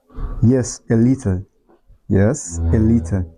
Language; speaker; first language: English; non-native, local second language; Oromo